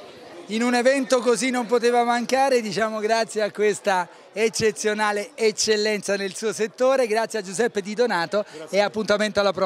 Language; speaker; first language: Italian; native; Italian